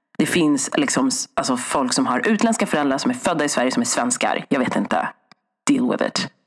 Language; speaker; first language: Swedish; early bilingual, other home language; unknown